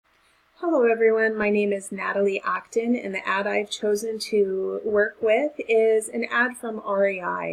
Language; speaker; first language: English; native; English